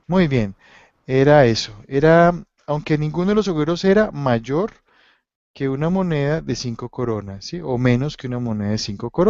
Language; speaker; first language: Spanish; native; Spanish